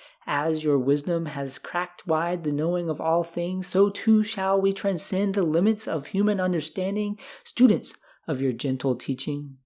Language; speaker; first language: English; native; English